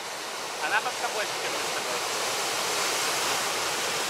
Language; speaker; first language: Russian; native; Russian